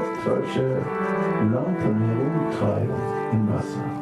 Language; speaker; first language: German; non-native, fluent; Dutch